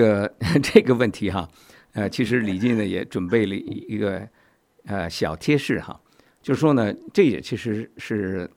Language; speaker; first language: Chinese; native; Chinese